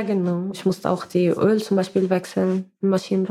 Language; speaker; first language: German; non-native, learner; Arabic